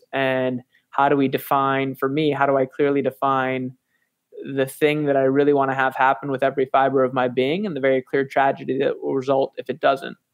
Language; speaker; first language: English; native; English